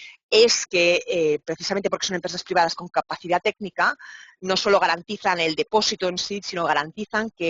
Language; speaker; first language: Spanish; native; Spanish